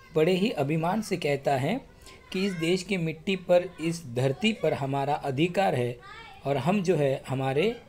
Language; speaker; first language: Hindi; non-native, local second language; Marathi